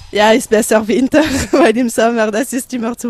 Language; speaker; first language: German; non-native, local second language; French